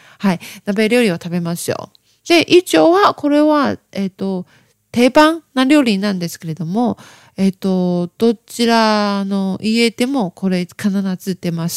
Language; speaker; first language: Japanese; non-native, learner; Chinese